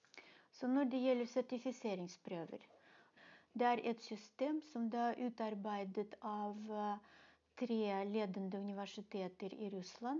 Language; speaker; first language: Norwegian; non-native, fluent; Russian